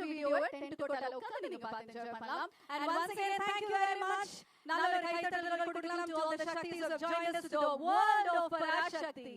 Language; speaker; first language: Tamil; native; Tamil